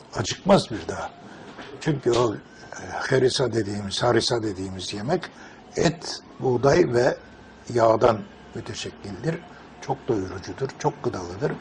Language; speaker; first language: Turkish; native; Turkish